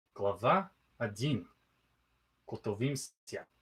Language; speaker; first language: Russian; non-native, learner; English